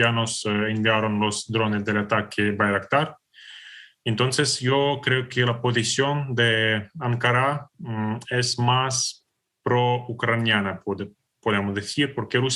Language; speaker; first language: Spanish; non-native, fluent; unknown